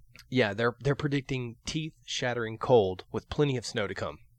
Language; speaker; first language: English; native; English